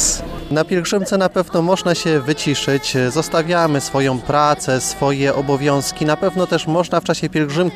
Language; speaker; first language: Polish; native; Polish